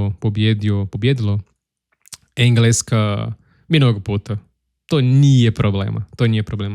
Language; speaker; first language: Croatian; non-native, learner; Portuguese